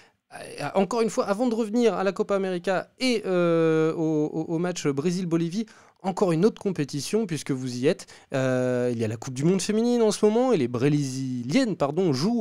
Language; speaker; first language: French; native; French